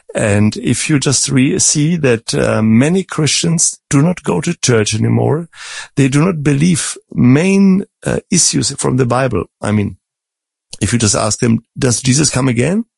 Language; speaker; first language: English; non-native, fluent; Czech